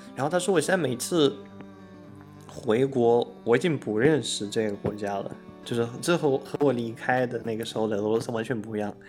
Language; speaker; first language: Chinese; non-native, fluent; Russian